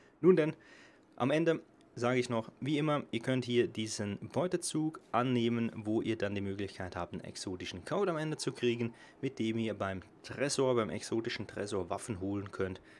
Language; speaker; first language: German; native; German